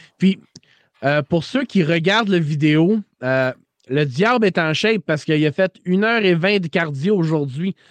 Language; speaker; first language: French; native; French